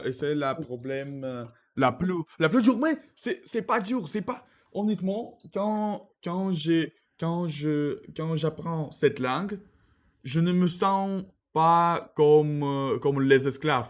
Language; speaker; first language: French; non-native, learner; Russian